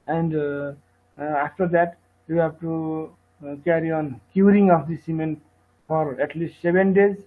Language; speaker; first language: English; non-native, local second language; Nepali